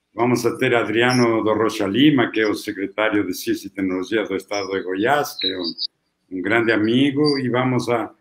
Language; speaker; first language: Portuguese; non-native, fluent; Italian